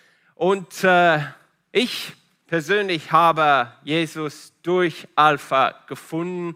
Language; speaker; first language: German; non-native, fluent; Italian